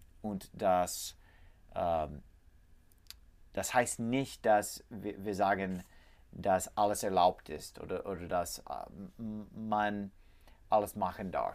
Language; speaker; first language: German; non-native, learner; English